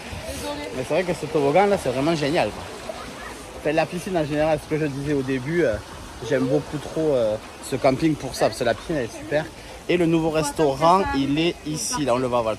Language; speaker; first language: French; native; French